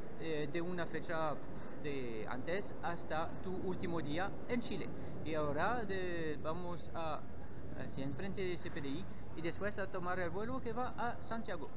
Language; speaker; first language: Spanish; non-native, learner; French